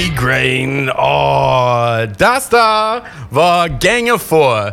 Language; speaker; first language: German; non-native, fluent; English